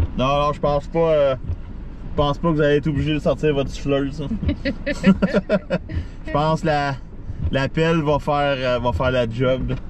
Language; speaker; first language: French; native; French